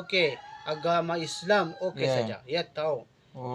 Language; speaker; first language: Indonesian; non-native, learner; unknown